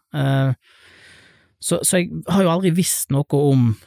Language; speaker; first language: Norwegian; native; Norwegian